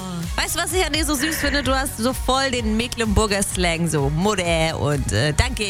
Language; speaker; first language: German; native; German